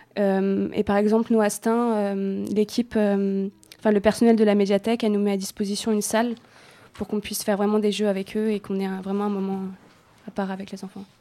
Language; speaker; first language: French; native; French